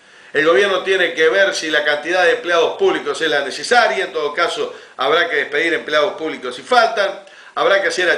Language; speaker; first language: Spanish; native; Spanish